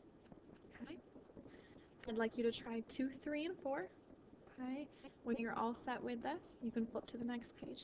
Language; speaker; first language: English; native; English